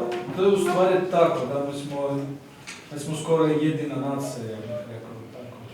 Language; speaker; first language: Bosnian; non-native, fluent; Russian